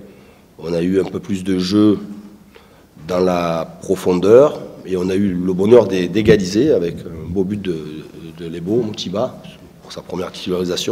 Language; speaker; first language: French; native; French